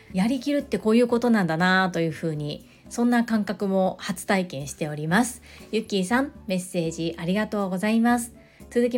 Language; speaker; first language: Japanese; native; Japanese